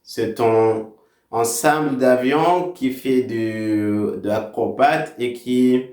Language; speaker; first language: French; non-native, fluent; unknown